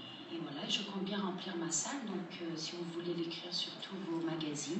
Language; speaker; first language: French; native; French